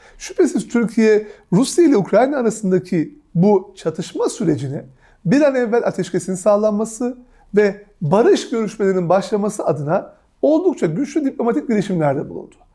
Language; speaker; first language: Turkish; native; Turkish